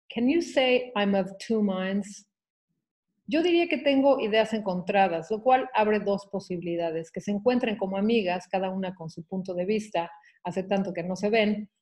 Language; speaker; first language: Spanish; early bilingual, heritage; Spanish